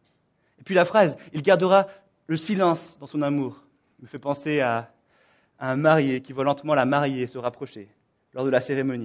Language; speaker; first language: French; native; French